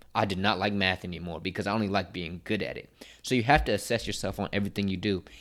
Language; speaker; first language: English; native; English